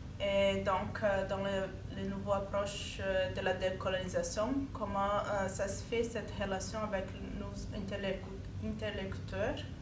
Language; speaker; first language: French; non-native, fluent; Portuguese